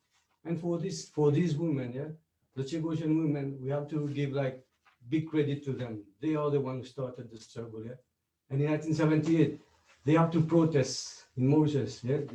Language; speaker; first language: English; non-native, fluent; Morisyen